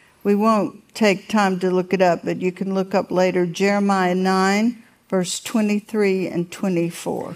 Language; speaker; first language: English; native; English